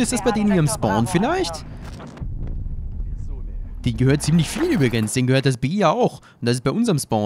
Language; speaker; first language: German; native; German